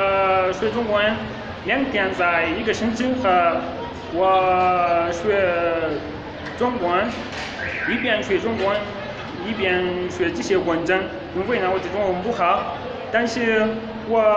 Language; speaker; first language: Chinese; non-native, learner; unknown